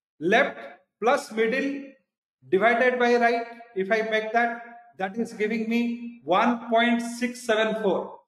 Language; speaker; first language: English; non-native, local second language; Odia